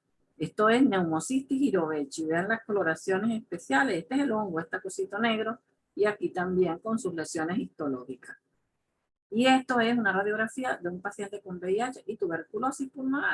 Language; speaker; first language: Spanish; native; Spanish